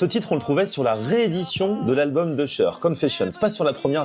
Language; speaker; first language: French; native; French